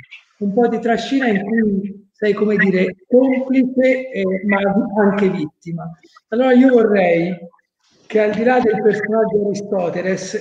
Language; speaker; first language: Italian; native; Italian